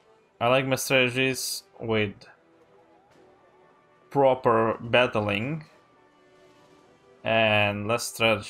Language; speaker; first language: English; non-native, fluent; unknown